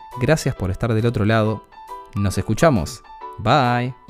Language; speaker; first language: Spanish; native; Spanish